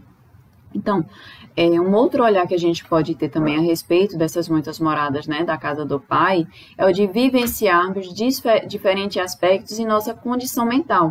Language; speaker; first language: Portuguese; native; Portuguese